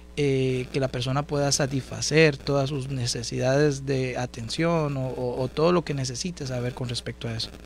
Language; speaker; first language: Spanish; native; Spanish